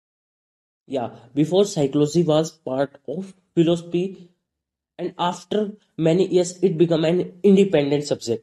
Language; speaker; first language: English; non-native, local second language; Hindi